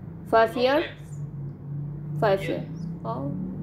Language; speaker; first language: English; non-native, learner; Indonesian